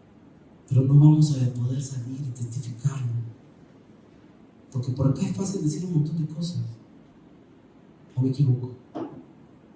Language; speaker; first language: Spanish; native; Spanish